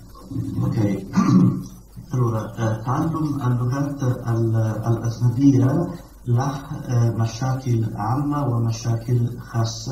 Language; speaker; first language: Arabic; non-native, learner; Italian